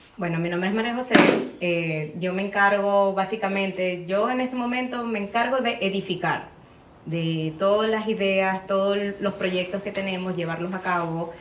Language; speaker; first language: Spanish; native; Spanish